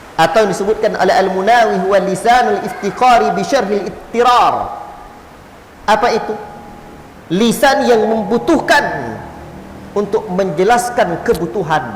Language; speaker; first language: Malay; native; Malay